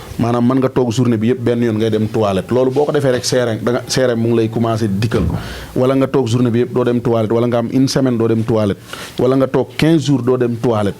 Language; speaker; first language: Wolof; non-native, local second language; Serer